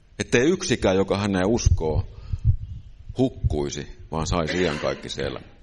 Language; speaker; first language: Finnish; native; Finnish